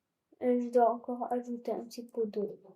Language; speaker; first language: French; non-native, local second language; Arabic